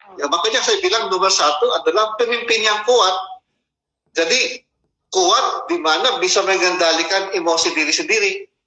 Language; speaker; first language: Indonesian; non-native, fluent; Filipino